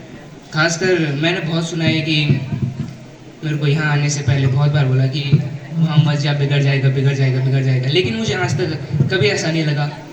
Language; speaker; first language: Hindi; native; Hindi